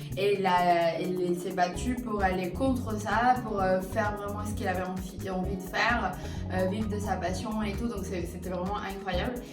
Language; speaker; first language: French; non-native, fluent; Spanish